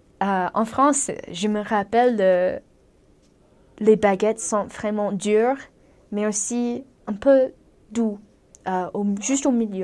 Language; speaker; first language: French; non-native, fluent; English